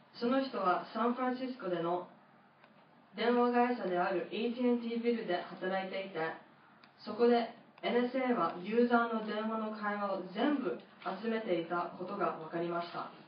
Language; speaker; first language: Japanese; non-native, fluent; English